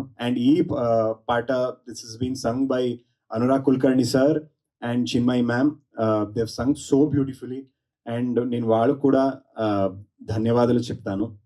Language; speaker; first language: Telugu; non-native, learner; Kannada